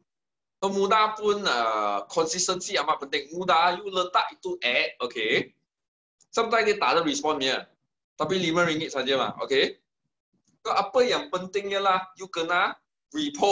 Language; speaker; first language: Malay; non-native, local second language; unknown